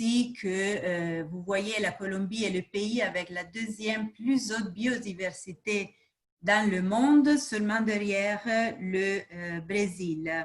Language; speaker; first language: French; non-native, fluent; Spanish